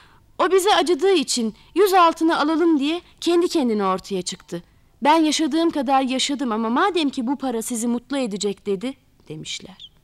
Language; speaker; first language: Turkish; native; Turkish